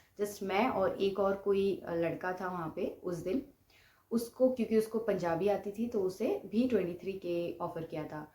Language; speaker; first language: Hindi; non-native, local second language; Bangla